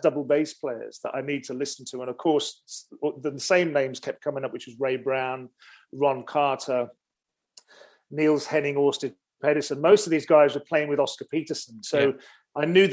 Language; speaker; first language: English; native; English